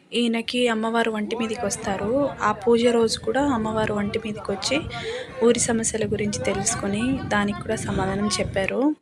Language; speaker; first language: Telugu; non-native, local second language; Lambadi